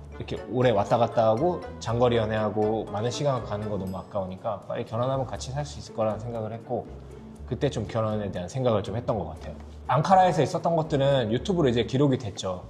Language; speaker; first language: Korean; native; Korean